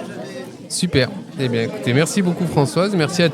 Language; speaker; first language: French; native; French